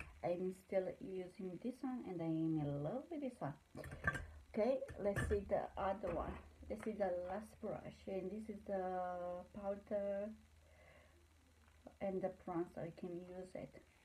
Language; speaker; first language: English; non-native, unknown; Romanian